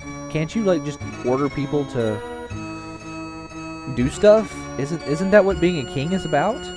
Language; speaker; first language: English; native; English